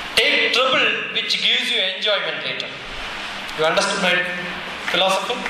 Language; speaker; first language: English; non-native, local second language; Malayalam